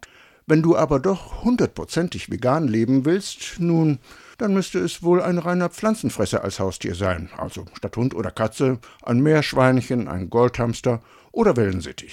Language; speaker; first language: German; native; German